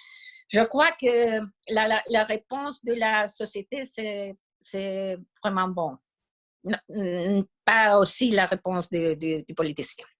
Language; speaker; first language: French; non-native, fluent; Spanish